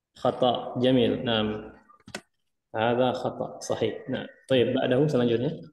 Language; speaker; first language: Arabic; non-native, fluent; Indonesian